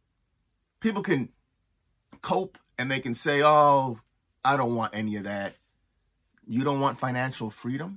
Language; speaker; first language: English; native; English